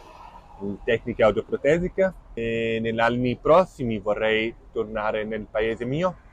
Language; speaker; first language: Italian; non-native, fluent; Arabic